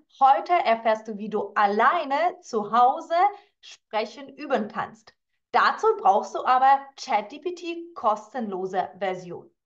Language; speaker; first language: German; non-native, fluent; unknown